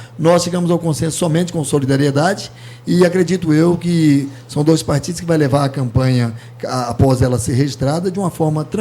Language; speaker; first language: Portuguese; native; Portuguese